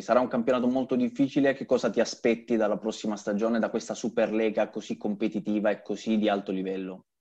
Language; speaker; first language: Italian; native; Italian